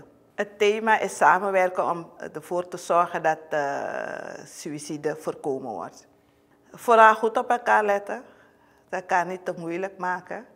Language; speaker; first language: Dutch; native; Dutch